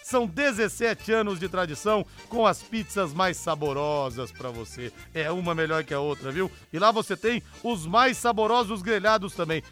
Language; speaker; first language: Portuguese; native; Portuguese